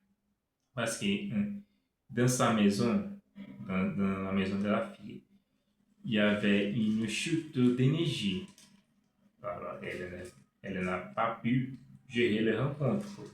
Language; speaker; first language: French; non-native, fluent; Portuguese